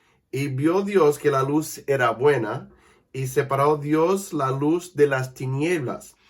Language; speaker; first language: Spanish; non-native, fluent; English